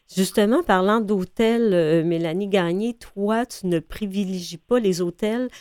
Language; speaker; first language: French; native; French